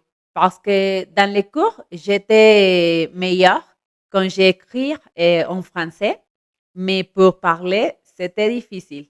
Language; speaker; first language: French; non-native, learner; Spanish